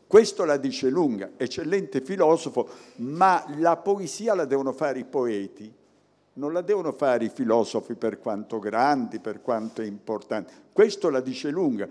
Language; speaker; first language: Italian; native; Italian